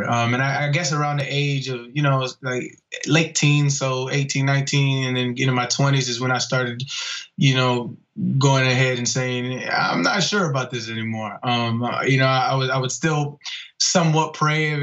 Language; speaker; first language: English; native; English